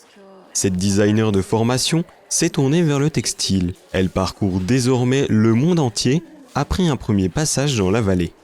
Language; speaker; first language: French; native; French